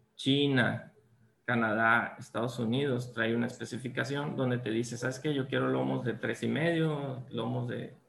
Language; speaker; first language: Spanish; native; Spanish